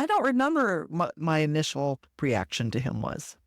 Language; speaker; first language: English; native; English